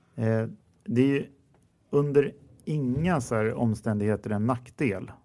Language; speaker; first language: Swedish; native; Swedish